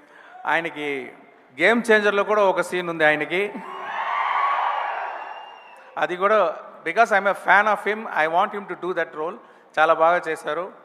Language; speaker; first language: Telugu; non-native, learner; Tamil